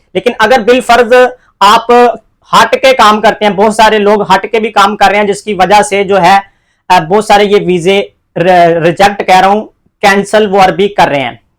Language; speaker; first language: Urdu; non-native, local second language; Punjabi